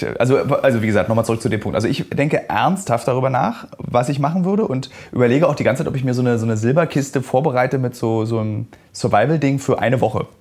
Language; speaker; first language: German; native; German